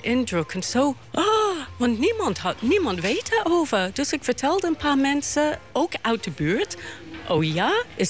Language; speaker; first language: Dutch; non-native, fluent; Cantonese